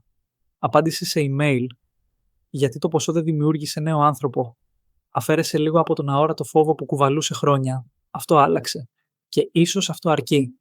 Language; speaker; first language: Greek; native; Greek